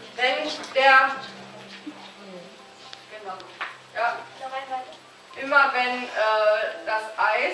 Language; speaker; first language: German; native; German